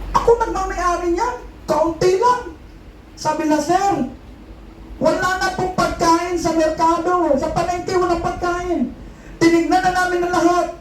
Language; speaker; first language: Filipino; non-native, local second language; Cebuano